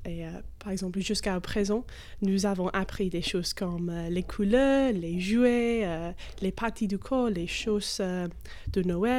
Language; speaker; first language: French; non-native, fluent; English